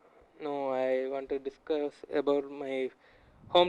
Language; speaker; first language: English; non-native, learner; Tamil